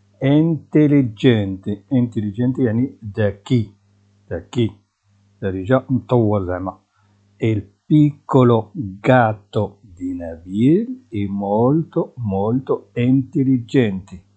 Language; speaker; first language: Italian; non-native, fluent; Arabic